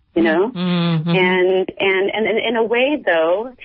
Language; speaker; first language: English; native; English